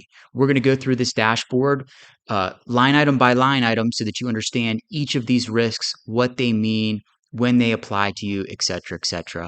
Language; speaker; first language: English; native; English